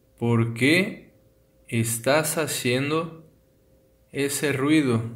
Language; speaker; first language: Spanish; native; Spanish